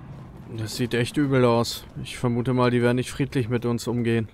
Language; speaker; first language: German; native; German